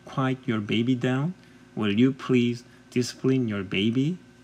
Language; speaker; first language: English; non-native, fluent; Korean